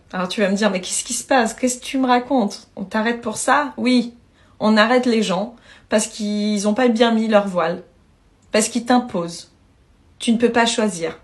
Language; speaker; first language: French; early bilingual, other home language; Persian